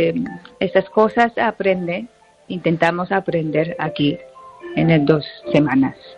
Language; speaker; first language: Spanish; non-native, learner; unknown